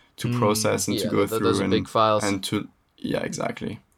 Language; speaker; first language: English; early bilingual, other home language; French